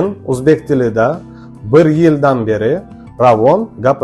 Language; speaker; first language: Uzbek; non-native, local second language; Russian